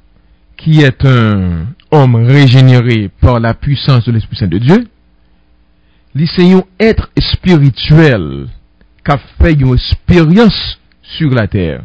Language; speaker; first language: French; non-native, local second language; Haitian Creole